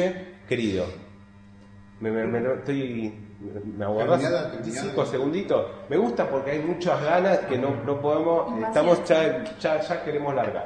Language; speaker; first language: Spanish; native; Spanish